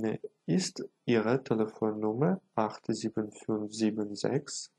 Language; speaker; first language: German; non-native, fluent; Ukrainian